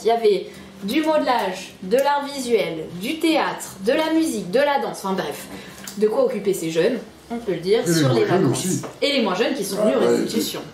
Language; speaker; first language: French; native; French